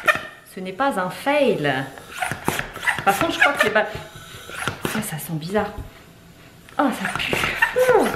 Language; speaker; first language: French; native; French